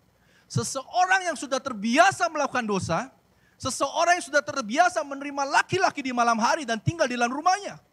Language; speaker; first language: Indonesian; native; Indonesian